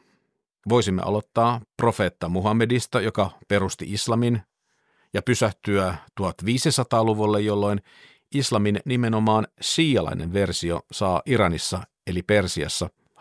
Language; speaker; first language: Finnish; native; Finnish